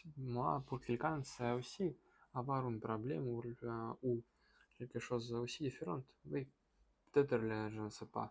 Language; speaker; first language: French; non-native, learner; Russian